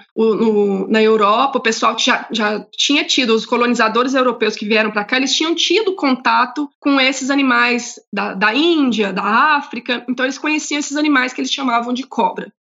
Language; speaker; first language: Portuguese; native; Portuguese